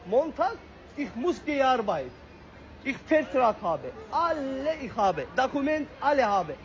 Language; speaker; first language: German; non-native, learner; Azerbaijani